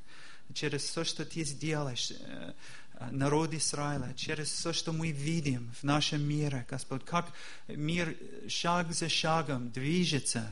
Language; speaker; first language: Russian; non-native, fluent; English